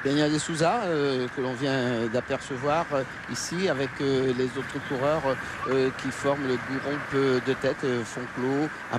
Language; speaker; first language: French; native; French